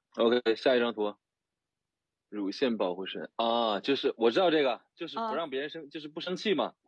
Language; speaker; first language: Chinese; native; Chinese